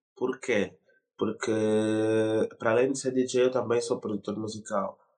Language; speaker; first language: Portuguese; native; Portuguese